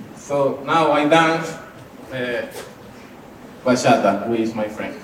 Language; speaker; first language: English; non-native, learner; Spanish